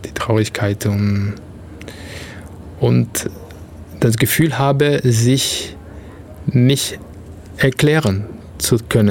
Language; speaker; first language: German; non-native, fluent; Italian